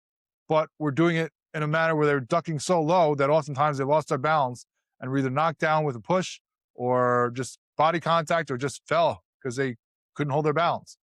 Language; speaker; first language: English; native; English